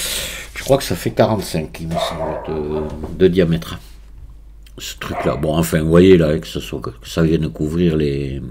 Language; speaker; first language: French; native; French